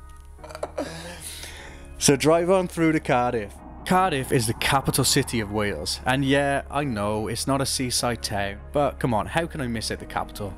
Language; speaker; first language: English; native; English